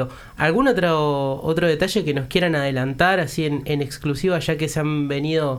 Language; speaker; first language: Spanish; native; Spanish